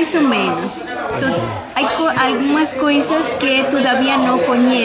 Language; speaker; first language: Portuguese; non-native, learner; Spanish